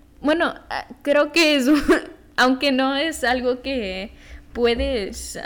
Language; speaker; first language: Spanish; early bilingual, heritage; Spanish